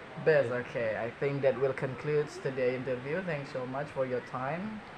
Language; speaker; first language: English; non-native, fluent; Indonesian